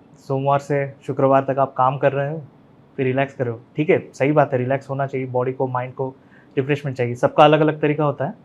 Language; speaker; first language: Hindi; non-native, local second language; Marathi